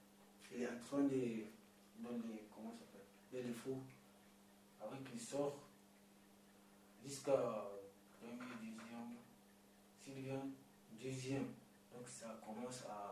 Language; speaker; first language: French; non-native, learner; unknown